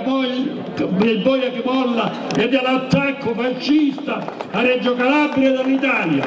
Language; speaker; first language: Italian; native; Italian